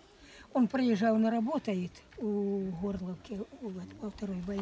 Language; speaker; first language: Russian; native; Russian